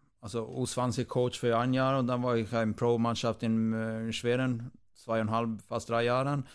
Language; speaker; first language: German; non-native, fluent; Swedish